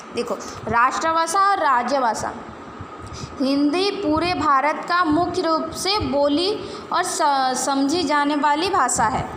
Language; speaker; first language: Hindi; non-native, local second language; Odia